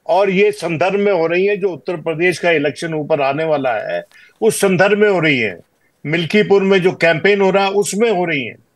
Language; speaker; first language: Hindi; native; Hindi